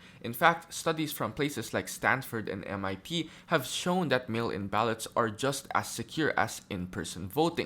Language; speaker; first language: English; native; English